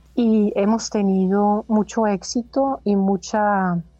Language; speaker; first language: Spanish; non-native, fluent; German